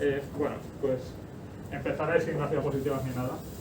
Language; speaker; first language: Spanish; native; Spanish